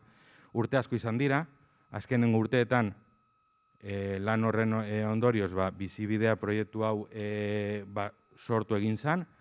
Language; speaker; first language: Basque; native; Basque